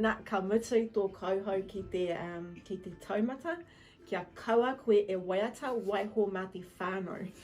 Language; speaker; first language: Māori; non-native, local second language; English